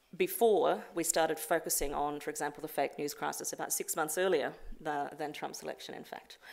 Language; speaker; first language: English; native; English